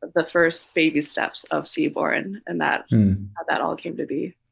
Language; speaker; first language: English; non-native, fluent; Danish